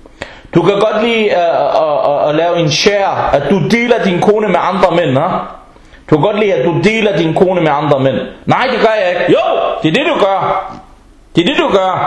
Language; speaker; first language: Danish; early bilingual, other home language; Arabic